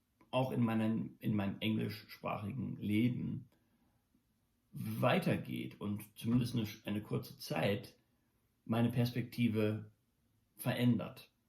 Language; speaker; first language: German; non-native, local second language; English